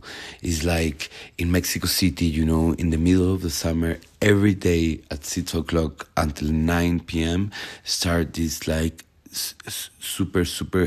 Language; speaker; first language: English; non-native, learner; Spanish